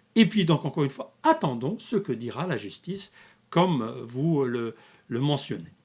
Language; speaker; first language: French; non-native, local second language; Arabic